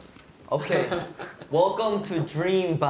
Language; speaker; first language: Korean; native; Korean